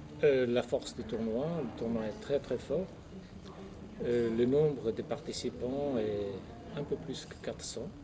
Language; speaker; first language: French; non-native, fluent; Croatian